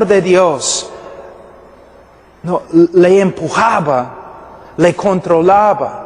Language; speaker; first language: Spanish; non-native, fluent; English